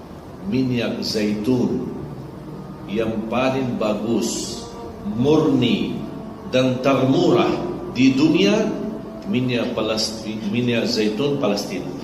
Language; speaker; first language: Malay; non-native, fluent; Arabic